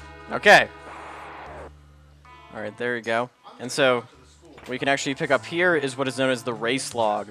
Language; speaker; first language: English; native; English